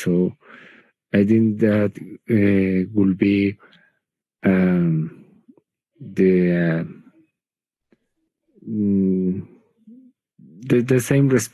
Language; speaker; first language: English; non-native, learner; Spanish